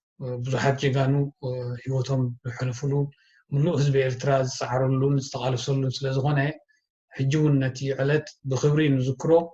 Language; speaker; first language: Tigrinya; native; Tigrinya